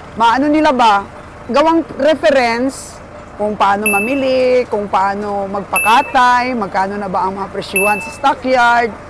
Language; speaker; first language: Filipino; non-native, local second language; Cebuano